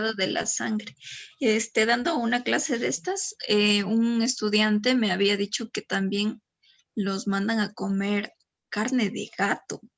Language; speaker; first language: Spanish; native; Spanish